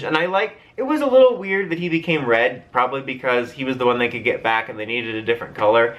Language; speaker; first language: English; native; English